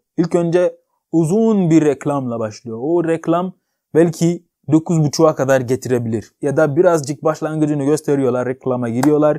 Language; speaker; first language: Turkish; non-native, fluent; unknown